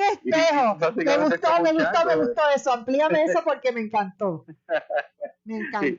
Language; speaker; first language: Spanish; native; Spanish